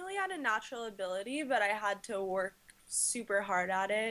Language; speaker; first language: English; native; English